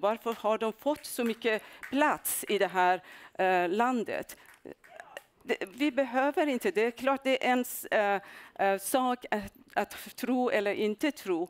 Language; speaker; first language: Swedish; non-native, fluent; Persian